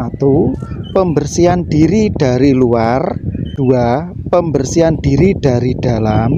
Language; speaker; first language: Indonesian; native; Indonesian